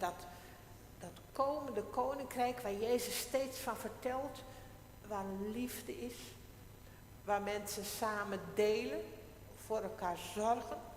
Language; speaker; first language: Dutch; non-native, local second language; Western Frisian